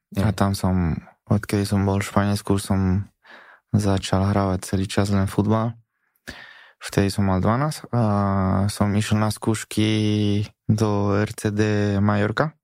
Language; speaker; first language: Slovak; non-native, fluent; Spanish